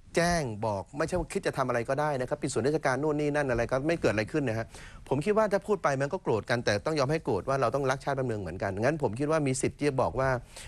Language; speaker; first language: Thai; native; Thai